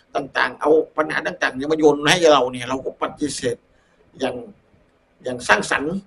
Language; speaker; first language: Thai; native; Thai